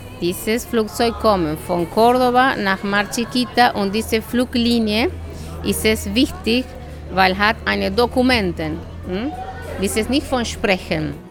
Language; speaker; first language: German; non-native, learner; Spanish